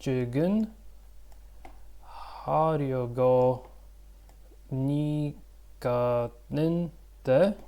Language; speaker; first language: Korean; non-native, learner; Russian